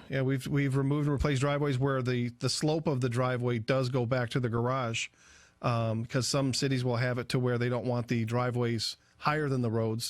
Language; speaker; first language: English; native; English